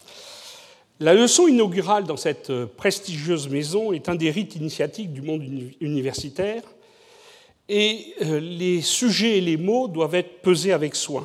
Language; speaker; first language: French; native; French